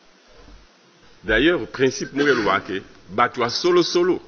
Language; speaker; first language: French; non-native, local second language; Lingala